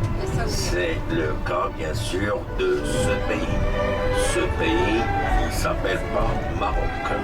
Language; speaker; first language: French; non-native, local second language; Arabic